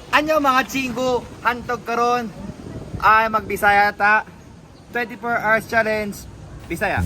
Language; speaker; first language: Cebuano; non-native, learner; Korean